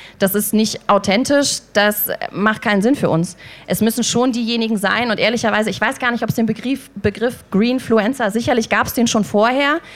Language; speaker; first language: German; native; German